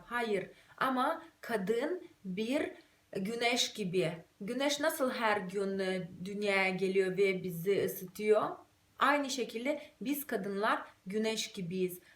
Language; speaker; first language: Turkish; non-native, fluent; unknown